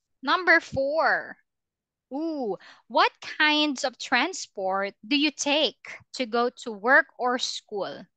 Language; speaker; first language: English; non-native, fluent; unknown